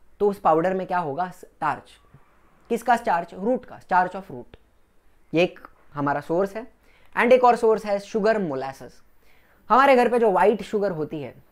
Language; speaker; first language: Hindi; non-native, local second language; Gujarati